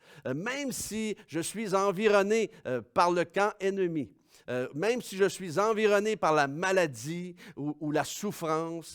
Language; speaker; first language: French; native; French